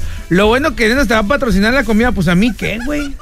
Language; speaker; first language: Spanish; native; Spanish